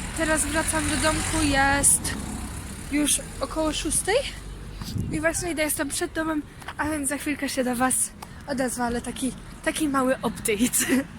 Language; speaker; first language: Polish; early bilingual, heritage; Polish